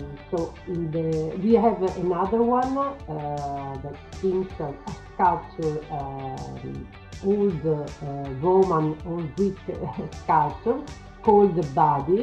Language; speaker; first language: English; non-native, learner; Italian